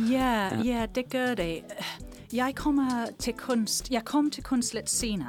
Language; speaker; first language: Danish; non-native, fluent; English